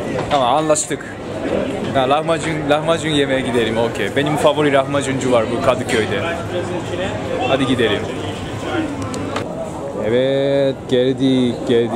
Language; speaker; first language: Turkish; non-native, fluent; Japanese